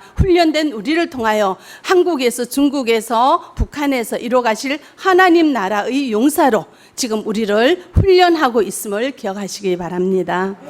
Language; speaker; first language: Korean; native; Korean